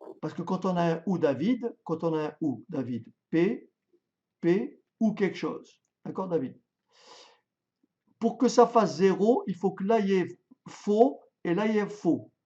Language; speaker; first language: French; native; French